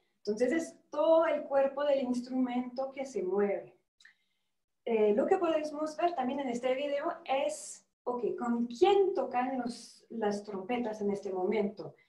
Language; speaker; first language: Spanish; non-native, fluent; French